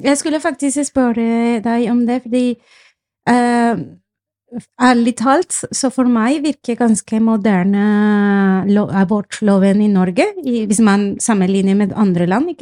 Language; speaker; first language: Norwegian; non-native, fluent; Spanish